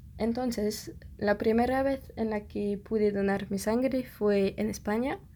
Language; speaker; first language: Spanish; non-native, fluent; French